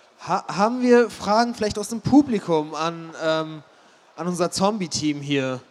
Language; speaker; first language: German; native; German